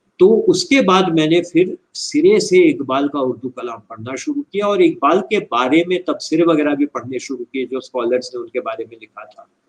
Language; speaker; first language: Hindi; native; Hindi